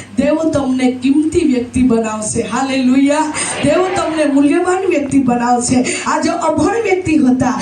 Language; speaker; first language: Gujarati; non-native, local second language; Gamit